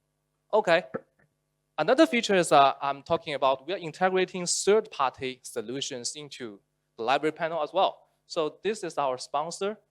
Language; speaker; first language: English; non-native, local second language; Chinese